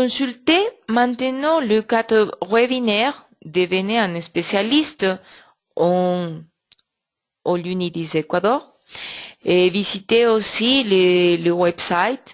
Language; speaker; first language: French; non-native, learner; Spanish